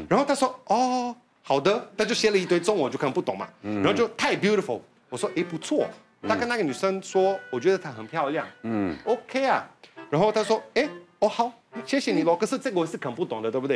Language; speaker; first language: Chinese; non-native, fluent; Portuguese